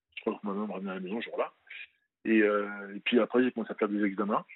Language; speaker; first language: French; native; French